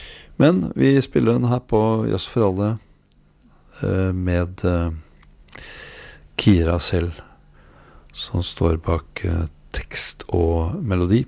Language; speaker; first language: Norwegian; native; Norwegian